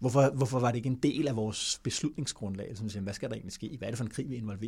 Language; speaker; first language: Danish; native; Danish